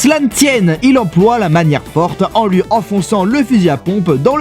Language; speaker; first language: French; native; French